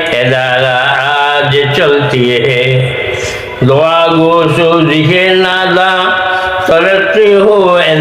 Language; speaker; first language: Urdu; non-native, fluent; Bangla